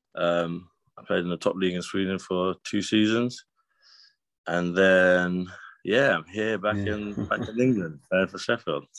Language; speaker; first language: English; native; English